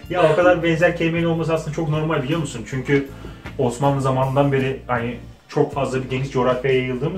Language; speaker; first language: Turkish; native; Turkish